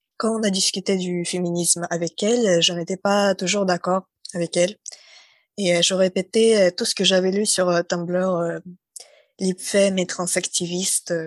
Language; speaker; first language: French; non-native, fluent; Russian